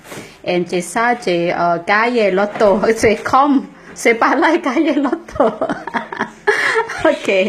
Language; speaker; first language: French; non-native, learner; Thai